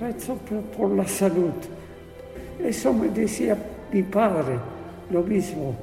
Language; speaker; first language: Spanish; non-native, fluent; Polish